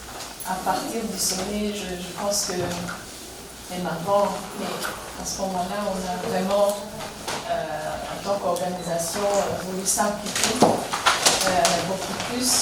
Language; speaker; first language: French; non-native, local second language; Kinyarwanda